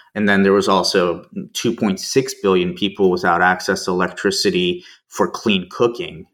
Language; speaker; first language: English; native; English